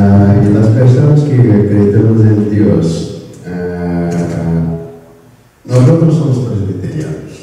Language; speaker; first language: Spanish; non-native, learner; Korean